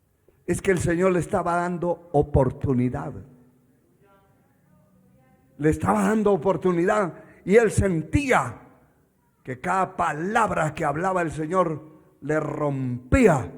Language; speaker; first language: Spanish; native; Spanish